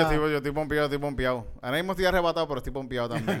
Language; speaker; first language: Spanish; native; Spanish